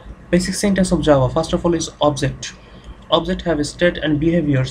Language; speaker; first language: English; non-native, local second language; Bangla